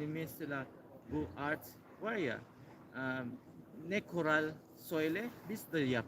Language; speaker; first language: Turkish; non-native, learner; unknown